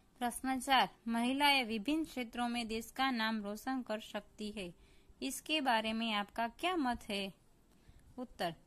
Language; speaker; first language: Hindi; non-native, local second language; Gujarati